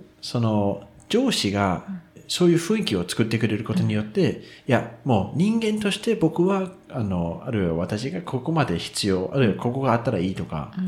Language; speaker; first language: Japanese; non-native, fluent; Danish